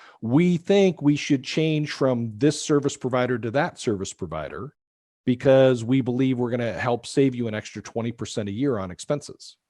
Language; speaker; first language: English; native; English